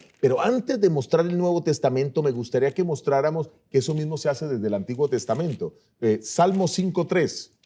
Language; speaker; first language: Spanish; native; Spanish